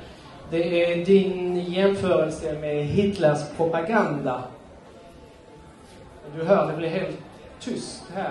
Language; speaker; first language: Swedish; non-native, fluent; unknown